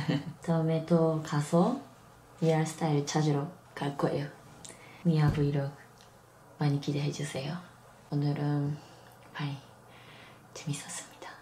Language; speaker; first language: Korean; non-native, fluent; Japanese